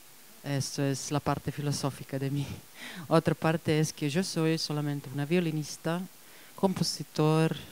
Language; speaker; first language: Spanish; non-native, fluent; Serbian